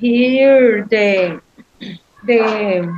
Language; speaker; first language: English; non-native, learner; Spanish